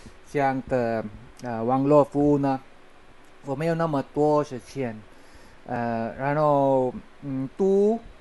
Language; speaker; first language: Chinese; non-native, learner; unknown